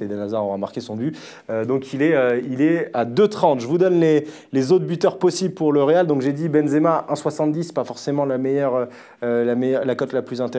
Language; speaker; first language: French; native; French